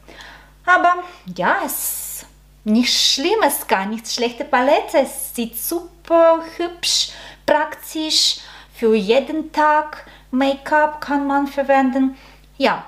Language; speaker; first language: German; non-native, learner; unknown